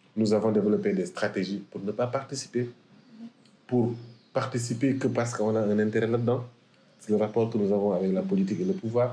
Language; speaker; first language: French; non-native, local second language; Wolof